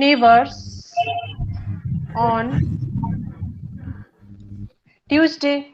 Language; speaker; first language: English; non-native, learner; Hindi